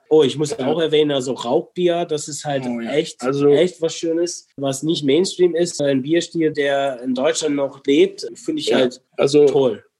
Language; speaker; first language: German; non-native, fluent; English